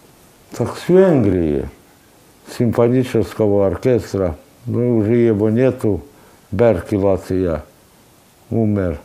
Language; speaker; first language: Russian; non-native, local second language; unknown